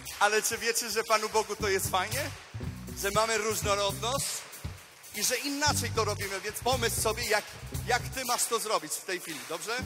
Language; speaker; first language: Polish; non-native, fluent; Spanish